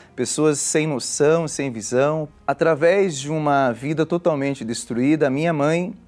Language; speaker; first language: Portuguese; native; Portuguese